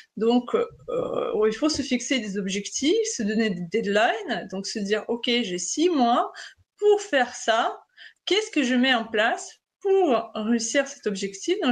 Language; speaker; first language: French; non-native, fluent; Russian